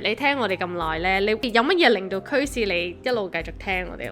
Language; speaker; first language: Cantonese; native; Cantonese